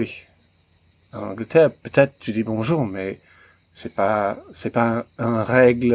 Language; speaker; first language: French; non-native, learner; English